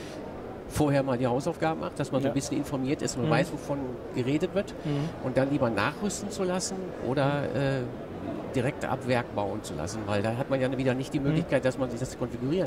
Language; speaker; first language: German; native; German